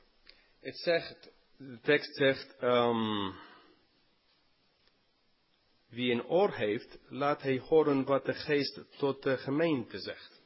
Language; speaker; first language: Dutch; non-native, fluent; English